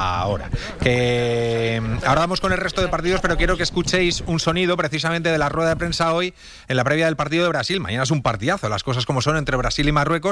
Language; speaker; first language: Spanish; native; Spanish